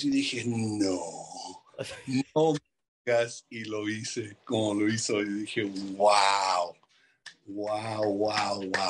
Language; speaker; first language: Spanish; non-native, fluent; English